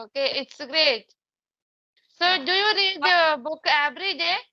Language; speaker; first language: English; non-native, learner; Hindi